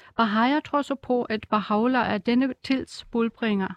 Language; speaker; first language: Danish; non-native, fluent; German